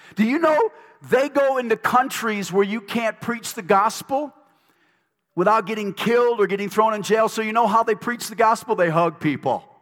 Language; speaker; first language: English; native; English